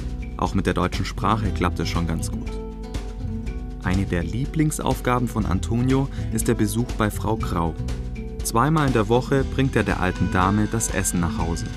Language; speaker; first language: German; native; German